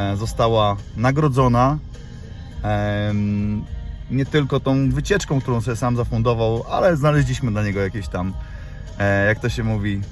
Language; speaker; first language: Polish; native; Polish